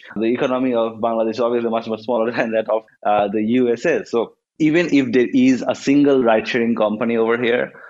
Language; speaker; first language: English; non-native, local second language; Bangla